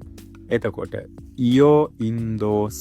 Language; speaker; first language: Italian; non-native, fluent; Sinhala